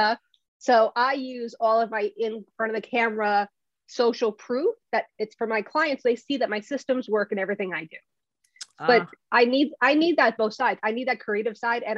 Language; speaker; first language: English; native; English